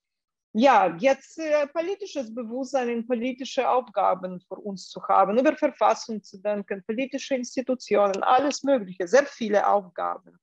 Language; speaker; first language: German; non-native, fluent; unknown